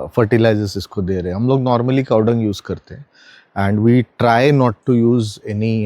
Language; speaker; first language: Hindi; non-native, local second language; Marathi